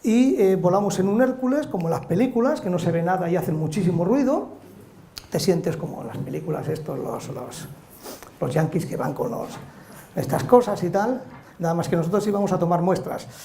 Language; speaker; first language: Spanish; native; Spanish